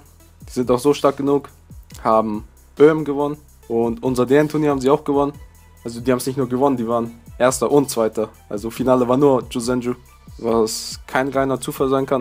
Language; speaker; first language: German; native; German